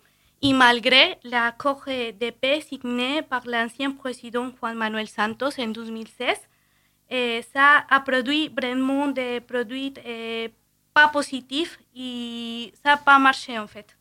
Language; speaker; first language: French; non-native, fluent; Spanish